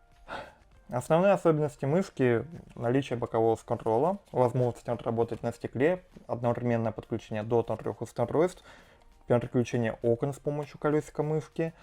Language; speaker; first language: Russian; native; Russian